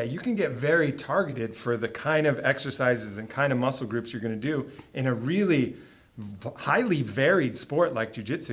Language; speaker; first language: English; native; English